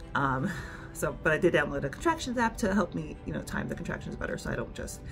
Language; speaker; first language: English; native; English